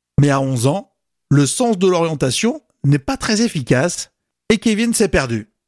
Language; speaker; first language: French; native; French